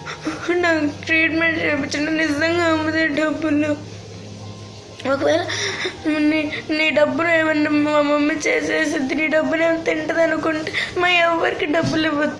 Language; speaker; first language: Telugu; native; Telugu